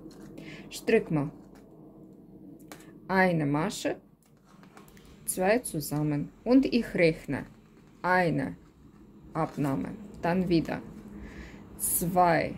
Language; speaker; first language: German; non-native, learner; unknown